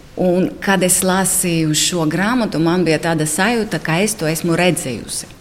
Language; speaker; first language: Latvian; non-native, local second language; Russian